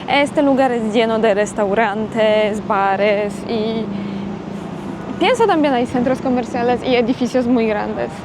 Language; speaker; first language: Spanish; non-native, fluent; Polish